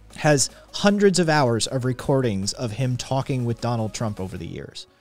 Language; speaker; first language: English; native; English